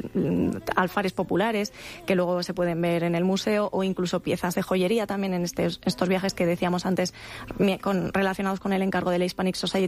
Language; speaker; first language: Spanish; native; Spanish